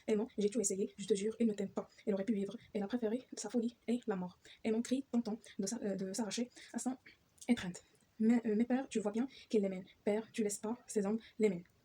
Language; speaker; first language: French; non-native, local second language; Arabic